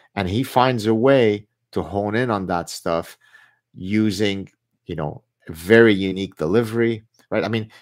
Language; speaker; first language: English; early bilingual, other home language; Arabic